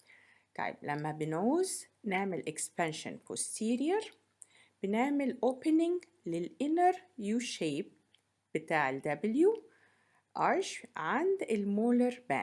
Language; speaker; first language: Arabic; native; Arabic